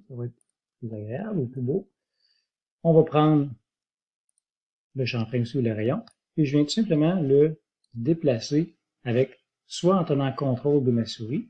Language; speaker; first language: French; native; French